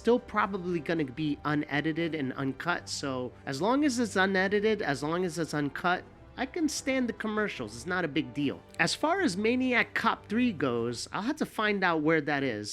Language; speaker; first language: English; native; English